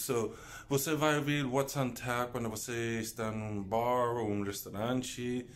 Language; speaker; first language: Portuguese; non-native, learner; English